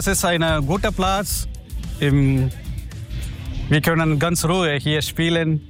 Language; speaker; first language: German; non-native, learner; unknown